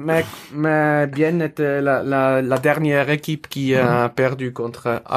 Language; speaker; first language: French; non-native, learner; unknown